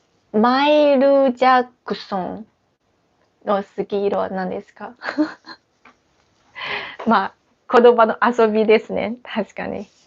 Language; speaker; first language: Japanese; non-native, fluent; Chinese